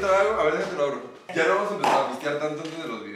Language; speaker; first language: Spanish; native; Spanish